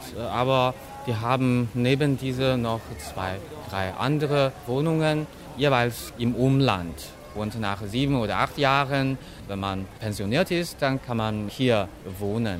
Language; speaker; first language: German; non-native, fluent; Chinese